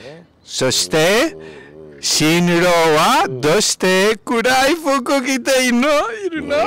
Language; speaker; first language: Japanese; non-native, learner; Spanish